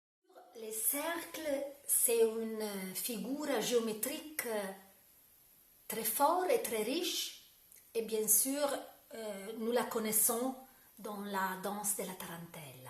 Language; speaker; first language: French; non-native, learner; Italian